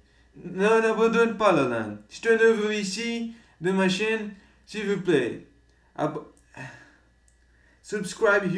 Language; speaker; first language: French; non-native, learner; Portuguese